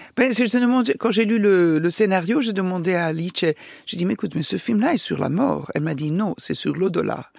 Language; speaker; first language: French; non-native, fluent; Italian